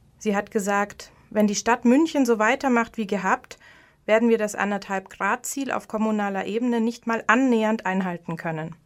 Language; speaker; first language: German; native; German